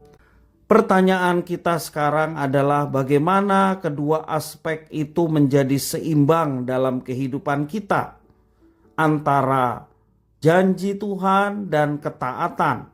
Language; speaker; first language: Indonesian; native; Indonesian